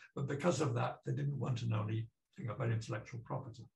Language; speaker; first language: English; native; English